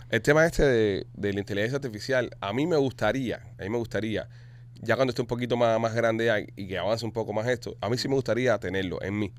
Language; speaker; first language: Spanish; native; Spanish